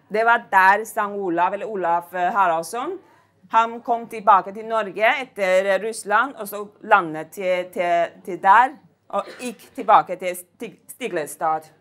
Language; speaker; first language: Norwegian; non-native, fluent; Chinese